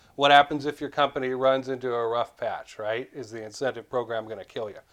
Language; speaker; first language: English; native; English